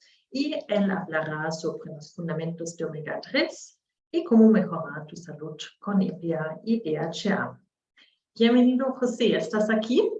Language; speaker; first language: Spanish; non-native, learner; German